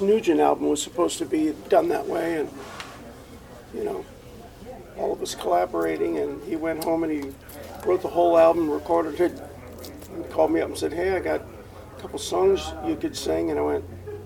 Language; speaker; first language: English; native; English